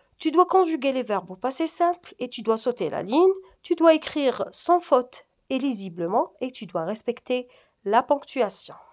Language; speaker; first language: French; non-native, local second language; Arabic